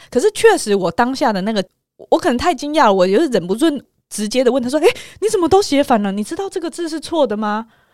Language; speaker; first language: Chinese; native; Chinese